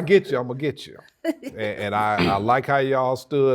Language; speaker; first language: English; native; English